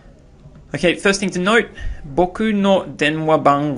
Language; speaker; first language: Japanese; non-native, fluent; English